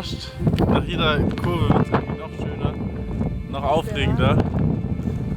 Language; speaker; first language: German; native; German